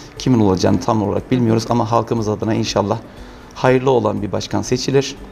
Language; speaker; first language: Turkish; native; Turkish